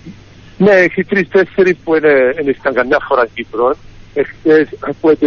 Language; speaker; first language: Greek; early bilingual, heritage; Greek